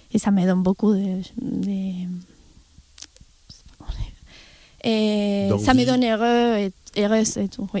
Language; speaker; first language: French; non-native, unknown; Spanish